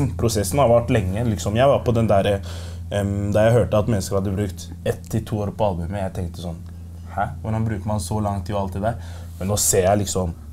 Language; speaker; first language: Norwegian; early bilingual, other home language; Arabic